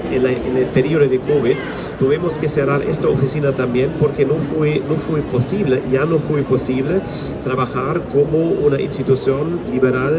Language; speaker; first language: Spanish; non-native, fluent; German